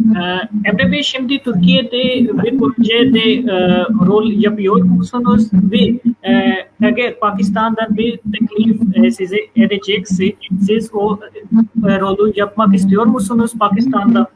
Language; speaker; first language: Turkish; non-native, fluent; Urdu